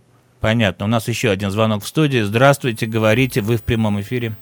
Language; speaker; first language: Russian; native; Russian